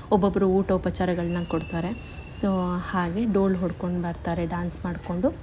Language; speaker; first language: Kannada; non-native, local second language; Kodava